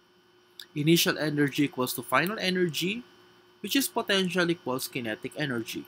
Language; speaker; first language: English; non-native, local second language; Filipino